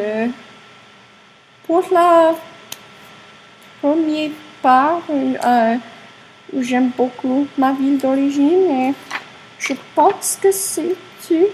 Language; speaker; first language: French; non-native, learner; English